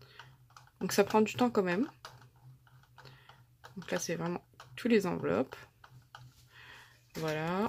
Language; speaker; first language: French; native; French